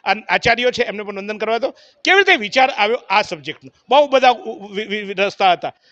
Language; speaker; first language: Gujarati; native; Gujarati